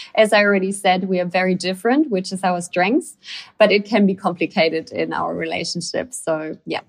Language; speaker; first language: English; non-native, fluent; German